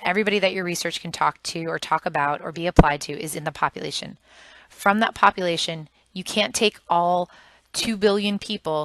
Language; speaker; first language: English; native; English